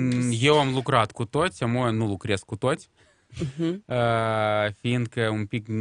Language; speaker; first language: Romanian; non-native, local second language; Russian